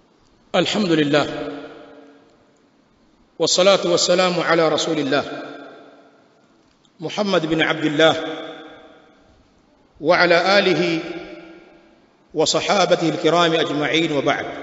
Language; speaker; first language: Arabic; non-native, fluent; Swahili